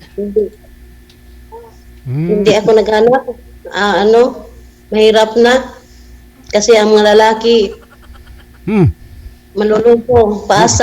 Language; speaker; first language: Filipino; non-native, local second language; Cebuano